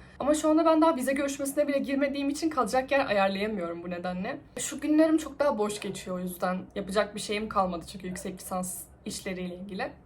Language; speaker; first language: Turkish; native; Turkish